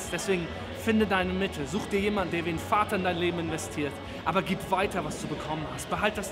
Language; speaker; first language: German; native; German